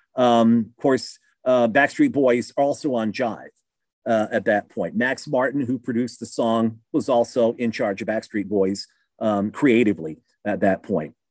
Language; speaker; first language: English; native; English